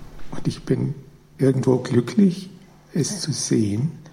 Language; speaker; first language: German; native; German